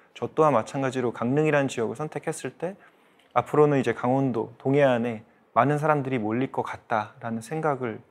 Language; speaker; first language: Korean; native; Korean